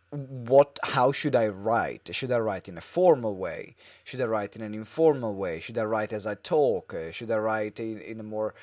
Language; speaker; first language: English; non-native, fluent; Italian